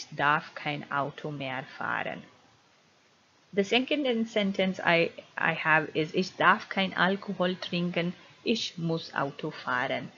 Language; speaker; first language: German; non-native, fluent; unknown